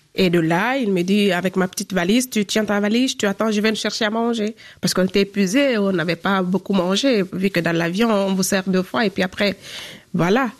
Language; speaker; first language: French; non-native, local second language; Fula